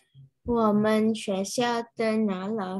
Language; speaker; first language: Chinese; non-native, learner; Thai